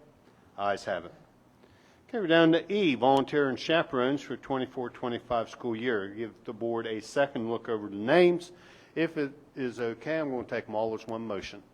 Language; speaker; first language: English; native; English